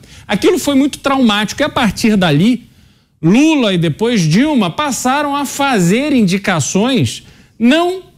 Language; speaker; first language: Portuguese; native; Portuguese